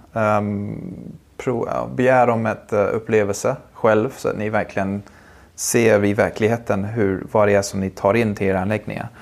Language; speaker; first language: Swedish; non-native, fluent; English